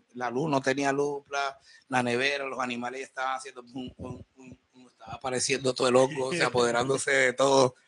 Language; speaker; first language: Spanish; native; Spanish